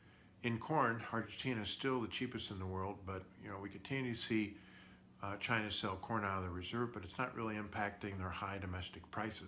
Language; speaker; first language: English; native; English